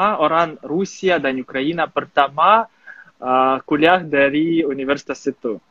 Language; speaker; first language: Indonesian; non-native, fluent; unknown